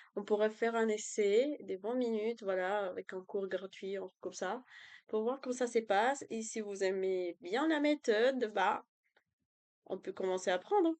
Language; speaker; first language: French; non-native, fluent; Spanish